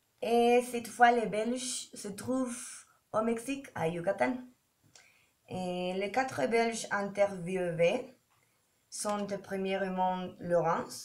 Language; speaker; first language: French; non-native, learner; Spanish